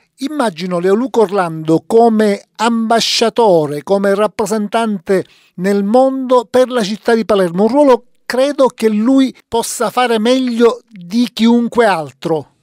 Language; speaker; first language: Italian; native; Italian